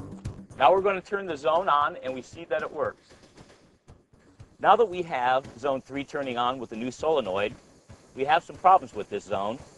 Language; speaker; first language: English; native; English